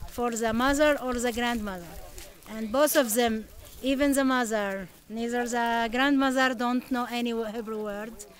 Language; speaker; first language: English; non-native, learner; Arabic